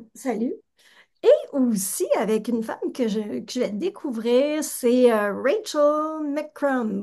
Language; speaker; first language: French; native; French